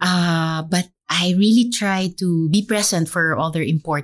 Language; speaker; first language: English; non-native, local second language; Filipino